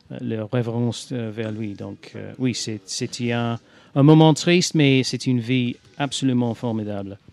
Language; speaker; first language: French; non-native, fluent; English